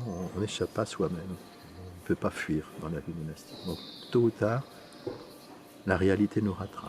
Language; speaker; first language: French; native; French